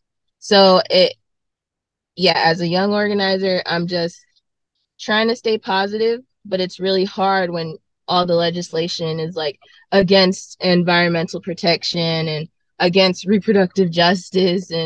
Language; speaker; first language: English; native; English